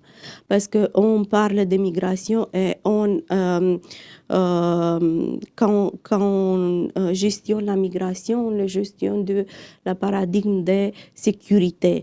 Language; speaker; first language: French; non-native, fluent; Romanian